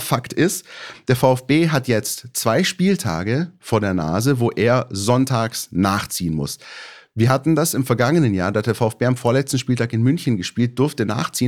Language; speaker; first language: German; native; German